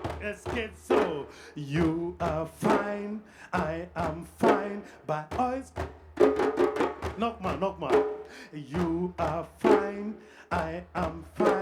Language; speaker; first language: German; non-native, fluent; Igbo